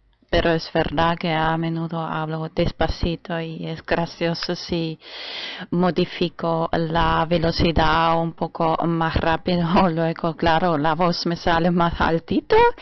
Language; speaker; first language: Spanish; non-native, fluent; German